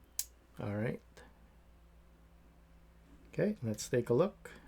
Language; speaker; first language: English; native; English